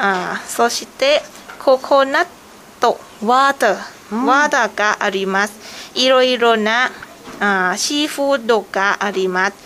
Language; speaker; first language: Japanese; non-native, learner; Thai